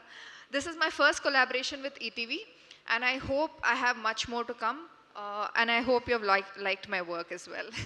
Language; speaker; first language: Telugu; non-native, fluent; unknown